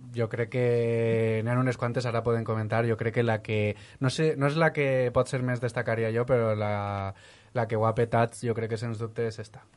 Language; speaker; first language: Catalan; native; Catalan